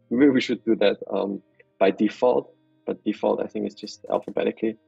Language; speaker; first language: English; non-native, fluent; German